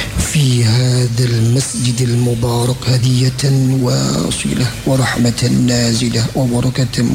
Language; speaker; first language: Arabic; non-native, fluent; Javanese